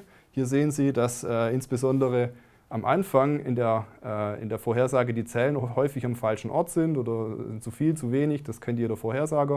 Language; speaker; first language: German; native; German